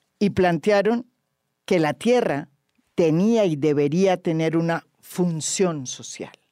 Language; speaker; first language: Spanish; native; Spanish